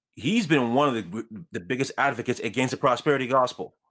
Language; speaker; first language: English; early bilingual, other home language; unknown